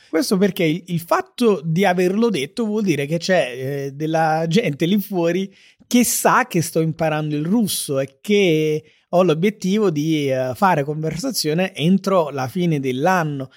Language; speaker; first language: Italian; native; Italian